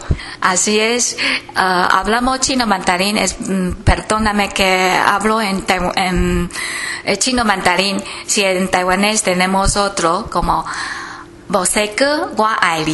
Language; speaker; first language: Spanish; non-native, fluent; Chinese